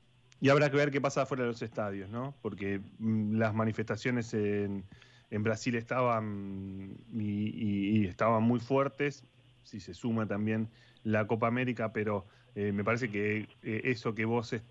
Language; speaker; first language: Spanish; native; Spanish